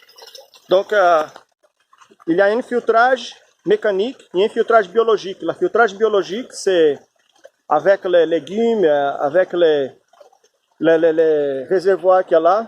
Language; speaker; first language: French; non-native, fluent; Portuguese